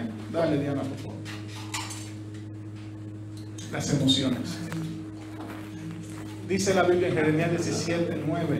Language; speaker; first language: Spanish; native; Spanish